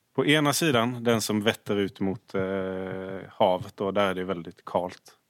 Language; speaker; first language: Swedish; native; Swedish